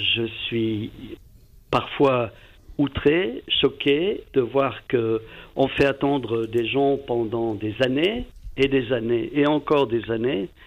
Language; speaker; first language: French; native; French